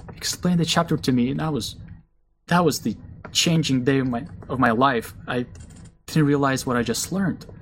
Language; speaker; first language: English; early bilingual, other home language; Russian